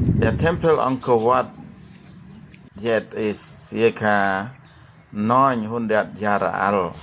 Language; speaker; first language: German; non-native, learner; Khmer